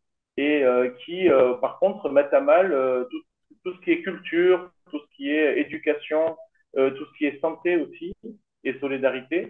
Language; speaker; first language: French; native; French